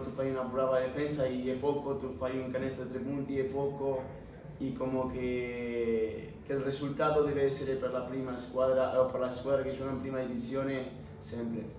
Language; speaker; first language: Italian; non-native, fluent; Spanish